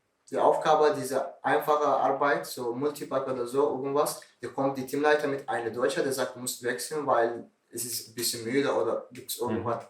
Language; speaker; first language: German; non-native, learner; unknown